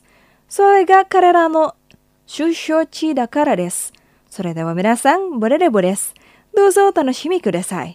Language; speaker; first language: Japanese; non-native, fluent; Indonesian